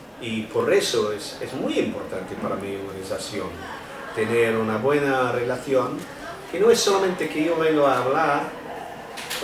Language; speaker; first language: Spanish; non-native, fluent; English